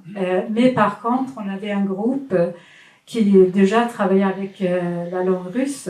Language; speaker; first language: French; non-native, fluent; Swedish